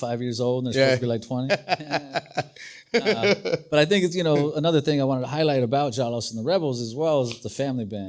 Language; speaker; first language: English; native; English